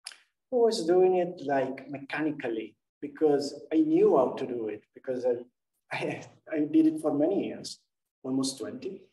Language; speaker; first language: English; non-native, fluent; Italian